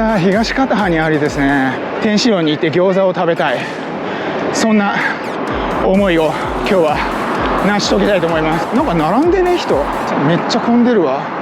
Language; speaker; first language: Japanese; native; Japanese